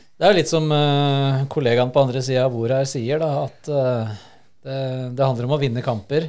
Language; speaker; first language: Norwegian; early bilingual, other home language; Spanish